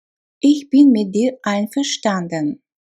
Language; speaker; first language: German; non-native, fluent; Russian